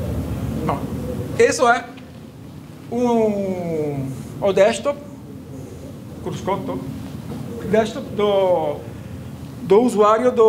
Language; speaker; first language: Portuguese; non-native, fluent; Italian